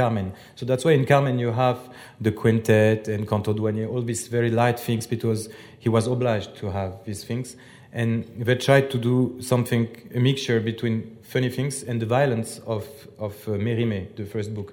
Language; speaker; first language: English; non-native, fluent; French